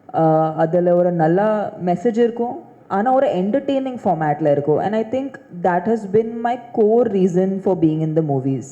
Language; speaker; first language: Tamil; non-native, fluent; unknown